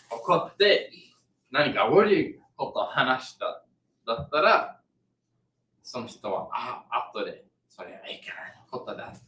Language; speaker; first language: Japanese; non-native, learner; English